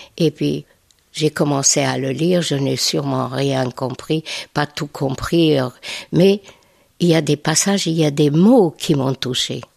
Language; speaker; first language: French; non-native, fluent; Hungarian